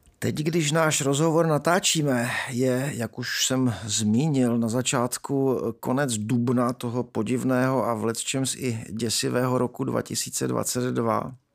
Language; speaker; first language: Czech; native; Czech